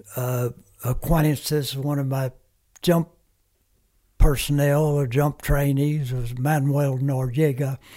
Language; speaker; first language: English; early bilingual, other home language; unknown